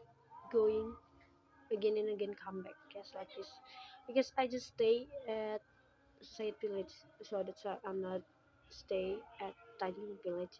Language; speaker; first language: English; non-native, local second language; Indonesian